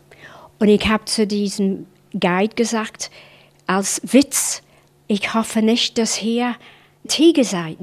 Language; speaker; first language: German; non-native, fluent; English